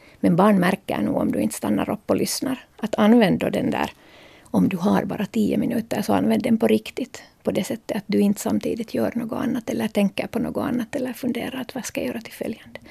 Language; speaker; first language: Swedish; native; Swedish